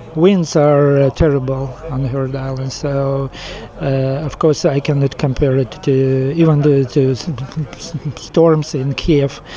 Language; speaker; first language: English; non-native, fluent; Ukrainian